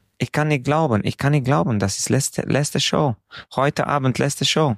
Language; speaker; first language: German; non-native, fluent; Hungarian